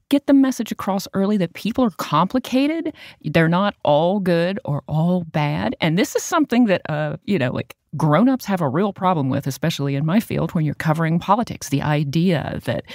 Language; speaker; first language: English; native; English